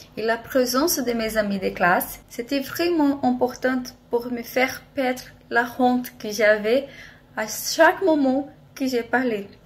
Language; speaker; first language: French; non-native, fluent; Portuguese